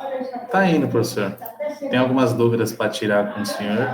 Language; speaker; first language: Portuguese; native; Portuguese